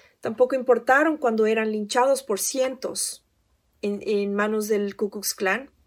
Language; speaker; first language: Spanish; native; Spanish